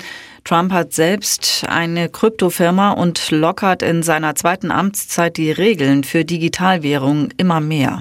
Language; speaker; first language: German; native; German